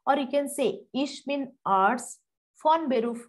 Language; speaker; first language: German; non-native, fluent; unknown